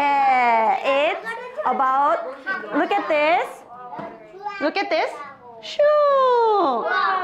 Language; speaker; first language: English; non-native, fluent; Korean